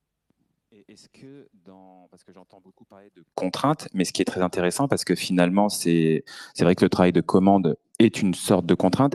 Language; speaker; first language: French; native; French